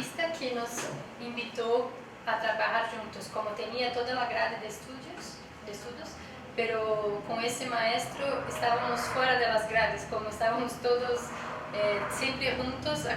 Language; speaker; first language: Spanish; non-native, learner; Portuguese